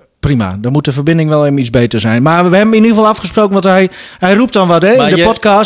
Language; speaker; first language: Dutch; native; Dutch